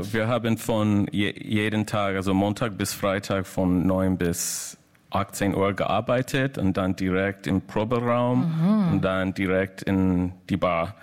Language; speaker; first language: German; non-native, learner; English